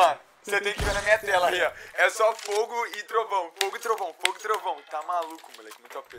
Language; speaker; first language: Portuguese; native; Portuguese